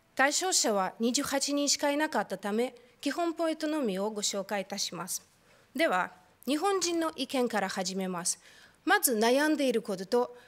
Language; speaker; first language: Japanese; non-native, fluent; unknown